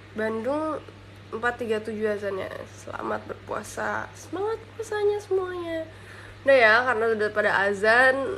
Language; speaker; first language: Indonesian; native; Indonesian